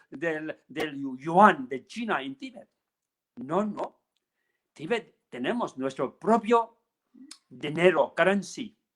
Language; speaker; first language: Spanish; non-native, learner; Tibetan